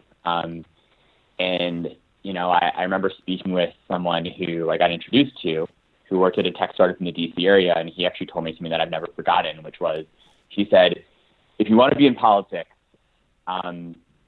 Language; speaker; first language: English; native; English